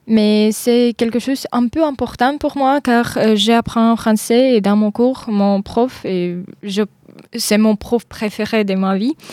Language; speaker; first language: French; non-native, learner; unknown